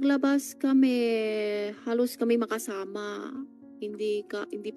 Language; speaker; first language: Filipino; non-native, learner; Chinese